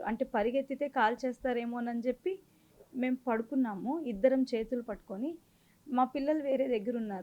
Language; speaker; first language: Telugu; native; Telugu